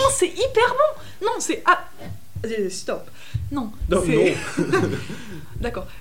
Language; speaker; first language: French; non-native, fluent; German